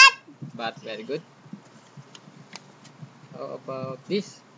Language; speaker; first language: English; non-native, local second language; Filipino